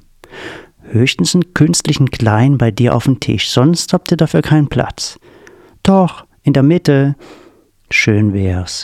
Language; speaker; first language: German; native; German